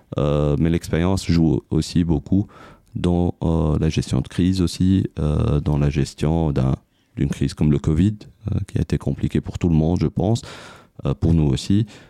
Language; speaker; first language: French; non-native, local second language; Arabic